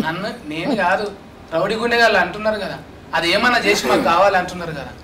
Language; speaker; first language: Telugu; native; Telugu